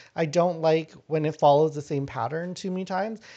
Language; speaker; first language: English; non-native, fluent; Lao